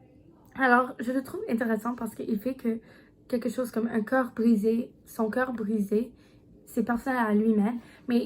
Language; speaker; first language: French; non-native, learner; English